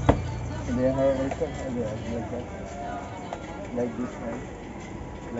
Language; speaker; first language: English; non-native, learner; Tamil